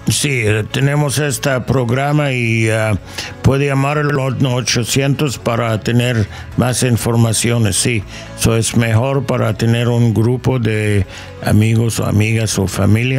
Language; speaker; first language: Spanish; non-native, fluent; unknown